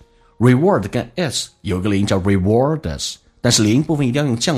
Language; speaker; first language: Chinese; native; Chinese